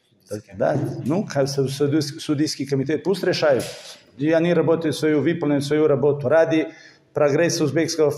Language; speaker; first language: Russian; non-native, fluent; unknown